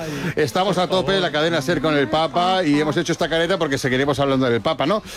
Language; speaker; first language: Spanish; native; Spanish